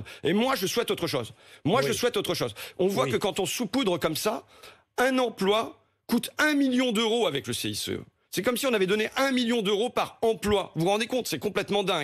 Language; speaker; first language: French; native; French